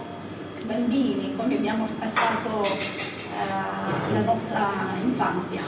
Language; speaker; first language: Italian; non-native, fluent; Kurdish